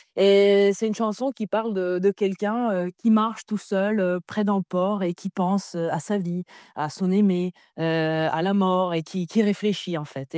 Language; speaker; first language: French; non-native, fluent; Italian